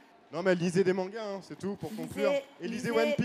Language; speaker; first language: French; native; French